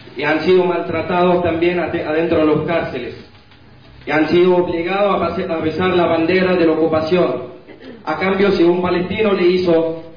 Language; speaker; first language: Spanish; non-native, fluent; Arabic